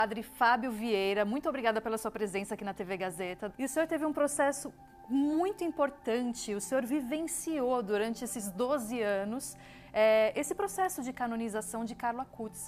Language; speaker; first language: Portuguese; native; Portuguese